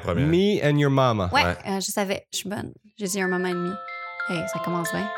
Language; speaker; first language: French; native; French